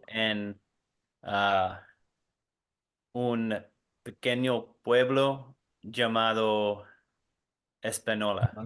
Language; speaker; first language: Spanish; non-native, learner; English